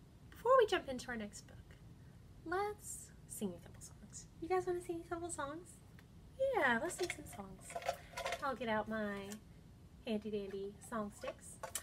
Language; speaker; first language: English; native; English